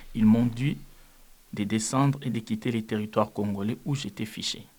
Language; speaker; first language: French; non-native, local second language; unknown